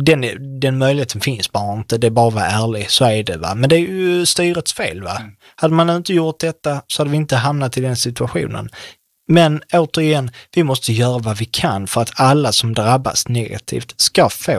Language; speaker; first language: Swedish; native; Swedish